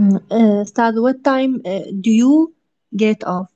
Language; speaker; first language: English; non-native, learner; Arabic